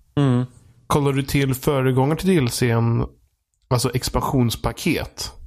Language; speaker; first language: Swedish; native; Swedish